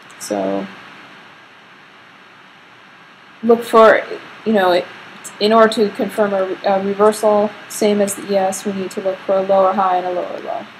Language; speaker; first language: English; native; English